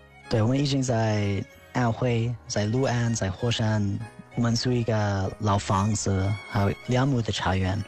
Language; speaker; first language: Chinese; non-native, fluent; English